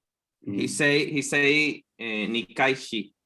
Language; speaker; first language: Chinese; non-native, learner; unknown